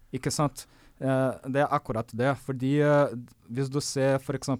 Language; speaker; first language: Norwegian; non-native, fluent; Portuguese